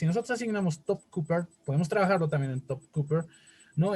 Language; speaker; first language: Spanish; native; Spanish